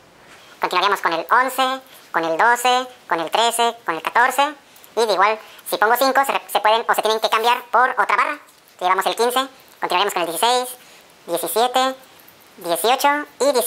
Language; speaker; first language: Spanish; native; Spanish